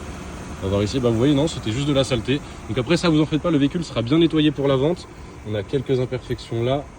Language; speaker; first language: French; native; French